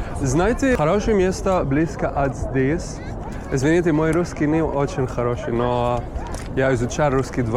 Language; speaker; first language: Russian; non-native, learner; Arabic